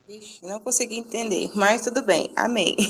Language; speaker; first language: Portuguese; native; Portuguese